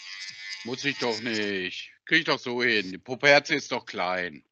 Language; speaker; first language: German; native; German